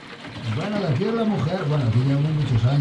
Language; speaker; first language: Spanish; non-native, local second language; Galician